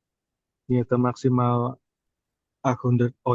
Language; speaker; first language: German; non-native, learner; Indonesian